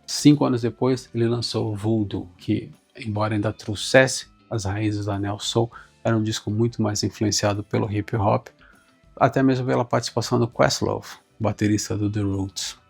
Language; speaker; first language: Portuguese; native; Portuguese